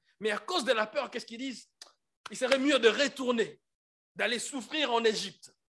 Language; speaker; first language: French; non-native, local second language; Lingala